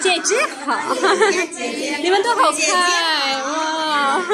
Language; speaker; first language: Chinese; non-native, learner; Urdu